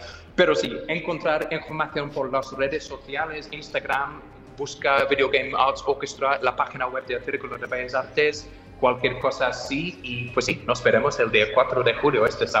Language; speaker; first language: Spanish; non-native, fluent; English